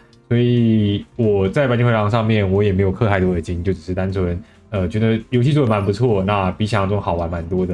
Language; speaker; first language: Chinese; native; Chinese